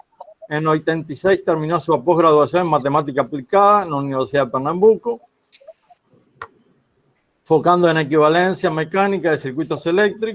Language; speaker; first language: Portuguese; non-native, fluent; Spanish